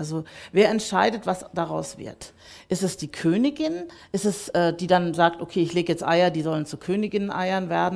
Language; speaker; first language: German; native; German